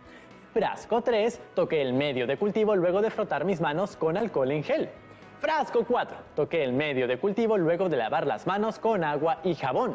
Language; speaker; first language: Spanish; native; Spanish